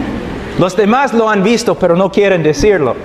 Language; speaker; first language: Spanish; non-native, fluent; English